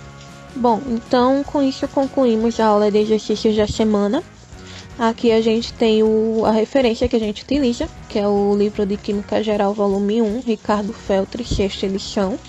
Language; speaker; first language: Portuguese; native; Portuguese